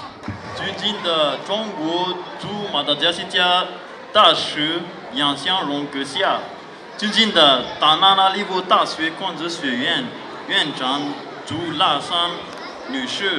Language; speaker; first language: Chinese; non-native, fluent; Malagasy